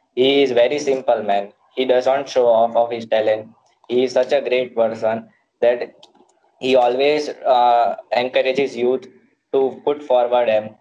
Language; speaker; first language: English; non-native, local second language; Gujarati